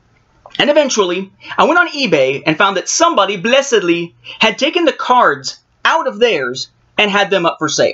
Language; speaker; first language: English; native; English